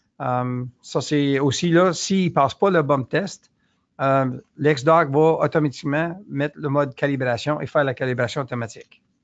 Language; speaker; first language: French; native; French